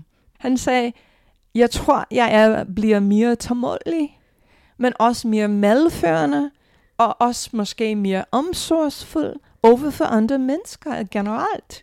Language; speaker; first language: Danish; non-native, fluent; English